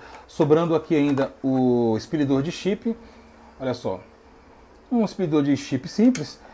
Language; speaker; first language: Portuguese; native; Portuguese